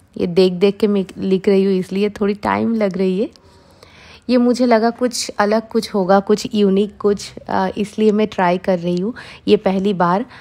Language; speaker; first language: Hindi; non-native, local second language; Bangla